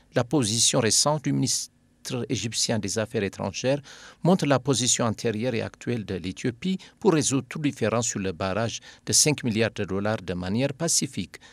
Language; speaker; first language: French; non-native, fluent; Amharic